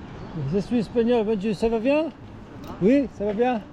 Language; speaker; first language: French; non-native, learner; Spanish